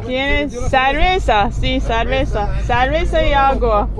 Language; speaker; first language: Spanish; non-native, learner; Turkish